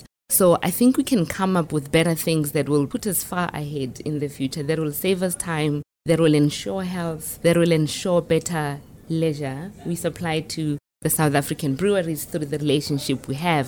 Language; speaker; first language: English; non-native, local second language; Tswana